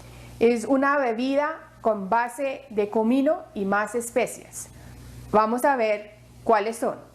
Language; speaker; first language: Spanish; non-native, fluent; Hindi